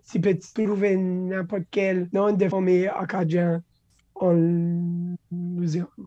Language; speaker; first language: French; non-native, local second language; English